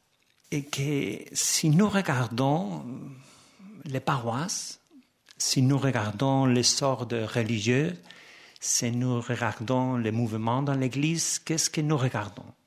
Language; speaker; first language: French; non-native, fluent; Spanish